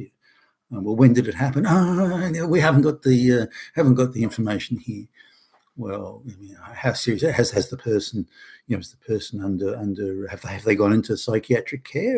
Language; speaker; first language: English; native; English